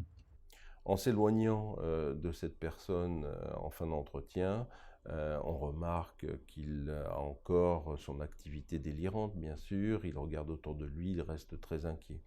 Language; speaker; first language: French; native; French